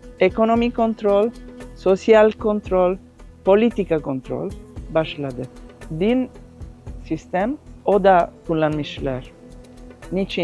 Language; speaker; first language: Turkish; non-native, learner; Italian